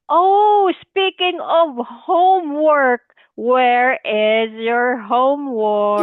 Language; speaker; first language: English; non-native, fluent; Filipino